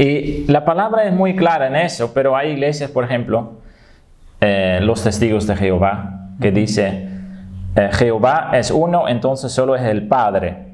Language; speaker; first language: Spanish; non-native, fluent; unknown